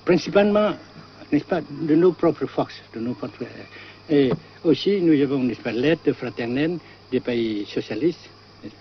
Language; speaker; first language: French; non-native, fluent; Vietnamese